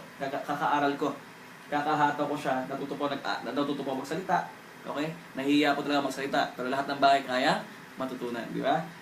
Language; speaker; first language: Filipino; native; Filipino